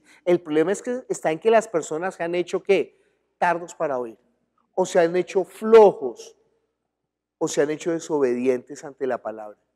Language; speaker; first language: Spanish; native; Spanish